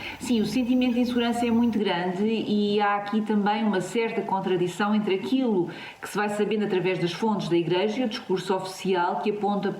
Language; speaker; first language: Portuguese; native; Portuguese